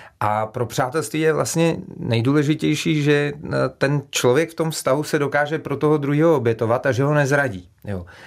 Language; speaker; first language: Czech; native; Czech